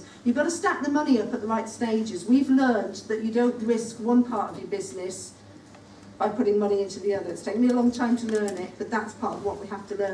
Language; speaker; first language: English; native; English